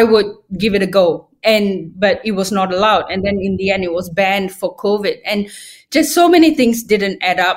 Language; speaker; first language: English; non-native, local second language; Tamil